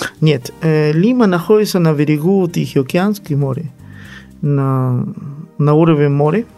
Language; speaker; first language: Russian; non-native, learner; Spanish